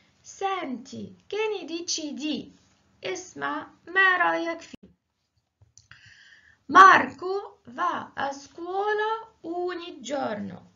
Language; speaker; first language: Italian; non-native, fluent; Arabic